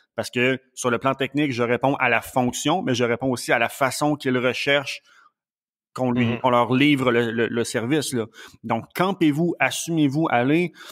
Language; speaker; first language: French; native; French